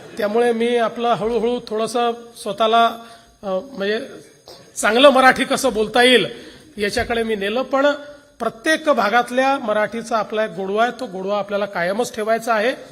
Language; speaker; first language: Marathi; native; Marathi